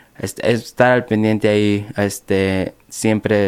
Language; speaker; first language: Spanish; early bilingual, other home language; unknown